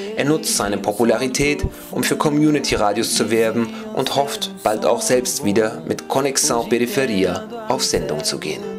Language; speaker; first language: German; native; German